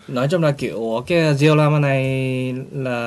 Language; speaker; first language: Vietnamese; early bilingual, heritage; Vietnamese